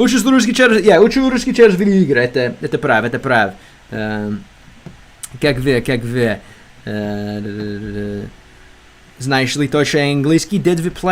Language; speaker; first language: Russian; non-native, learner; English